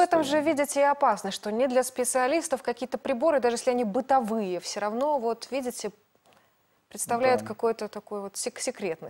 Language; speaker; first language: Russian; native; Russian